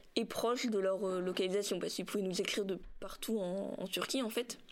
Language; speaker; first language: French; native; French